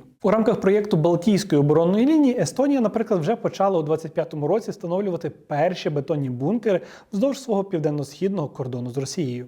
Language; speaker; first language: Ukrainian; native; Ukrainian